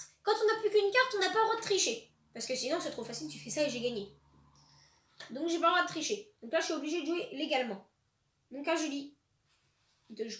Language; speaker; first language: French; native; French